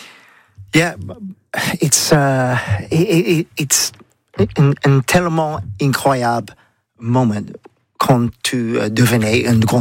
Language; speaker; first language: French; non-native, learner; English